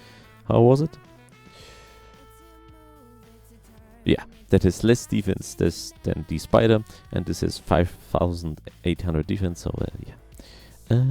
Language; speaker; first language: English; non-native, fluent; German